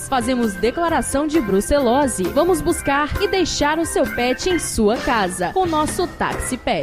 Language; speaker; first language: Portuguese; native; Portuguese